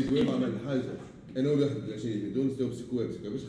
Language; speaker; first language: Arabic; native; Arabic